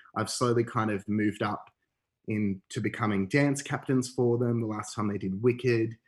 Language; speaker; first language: English; native; English